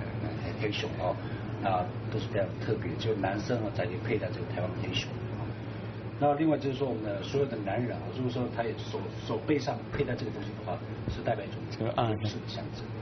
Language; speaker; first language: Chinese; native; Chinese